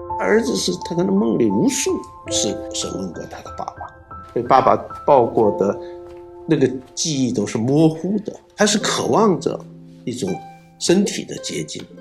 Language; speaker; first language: Chinese; non-native, local second language; Korean